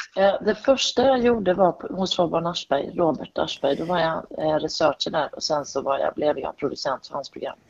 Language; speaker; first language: Swedish; native; Swedish